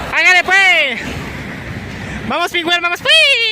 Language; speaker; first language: Spanish; non-native, learner; French